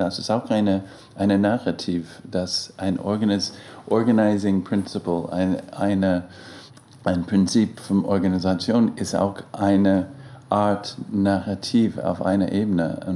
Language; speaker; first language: German; non-native, learner; English